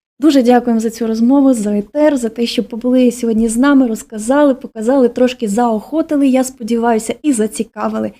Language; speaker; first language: Ukrainian; native; Ukrainian